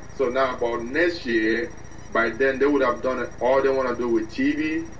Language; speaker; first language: English; non-native, local second language; Igbo